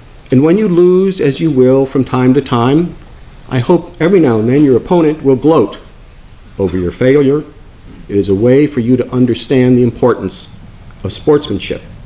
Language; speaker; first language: English; native; English